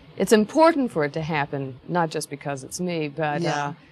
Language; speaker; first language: English; native; English